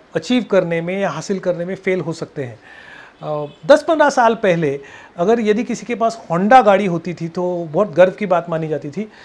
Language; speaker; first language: Hindi; non-native, local second language; Marathi